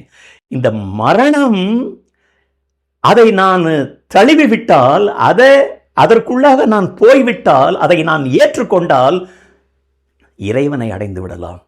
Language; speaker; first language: Tamil; native; Tamil